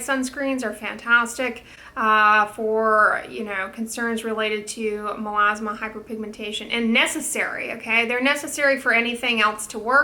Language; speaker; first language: English; native; English